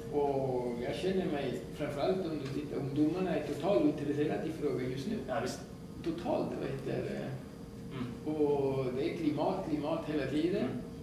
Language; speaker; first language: Swedish; non-native, fluent; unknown